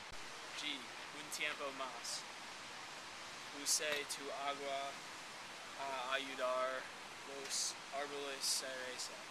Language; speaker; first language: Spanish; non-native, learner; English